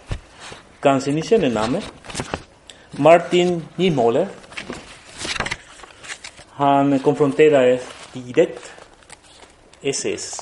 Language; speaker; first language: Swedish; non-native, fluent; Spanish